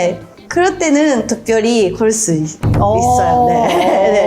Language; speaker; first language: Korean; non-native, learner; Japanese